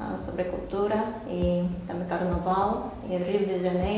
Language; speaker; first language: Portuguese; non-native, fluent; Korean